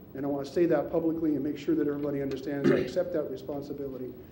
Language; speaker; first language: English; native; English